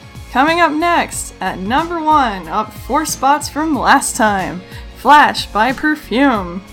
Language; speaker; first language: English; native; English